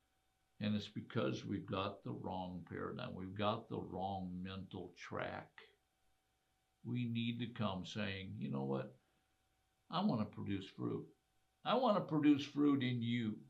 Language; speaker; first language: English; native; English